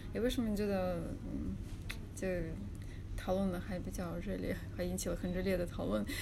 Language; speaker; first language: Chinese; non-native, fluent; Russian